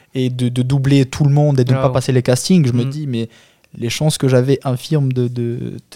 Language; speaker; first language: French; non-native, fluent; Albanian